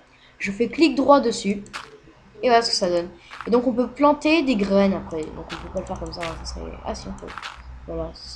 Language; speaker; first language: French; native; French